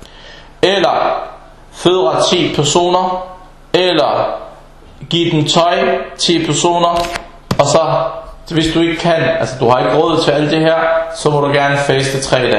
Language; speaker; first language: Danish; early bilingual, other home language; Arabic